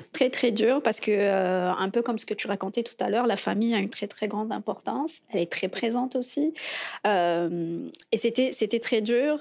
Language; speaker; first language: French; non-native, local second language; Arabic